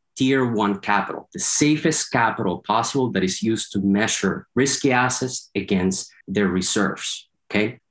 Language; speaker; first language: English; non-native, fluent; Spanish